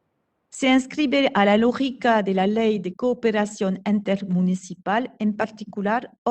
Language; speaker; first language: Spanish; non-native, fluent; French